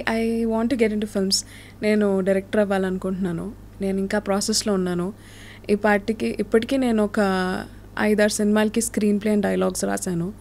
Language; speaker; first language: Telugu; native; Telugu